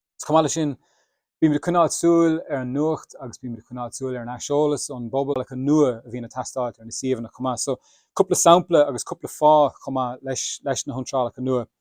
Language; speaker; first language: Irish; native; Irish